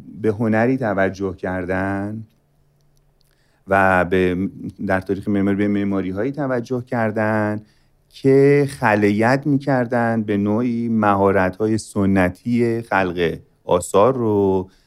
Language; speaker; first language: Persian; native; Persian